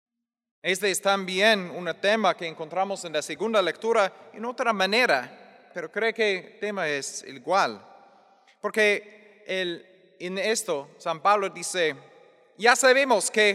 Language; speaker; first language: Spanish; non-native, fluent; English